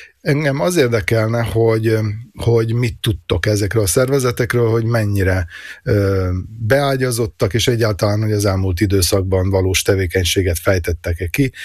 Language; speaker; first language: Hungarian; native; Hungarian